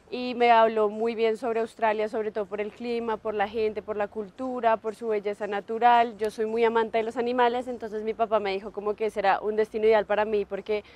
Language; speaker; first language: Spanish; native; Spanish